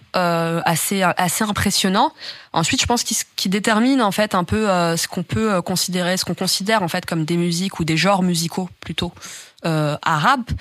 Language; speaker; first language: French; native; French